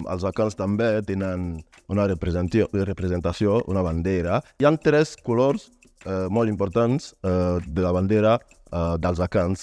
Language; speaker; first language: Catalan; non-native, learner; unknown